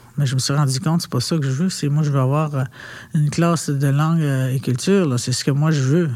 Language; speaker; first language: French; non-native, local second language; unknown